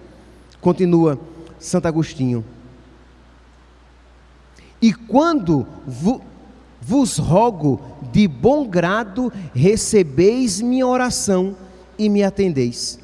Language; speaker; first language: Portuguese; native; Portuguese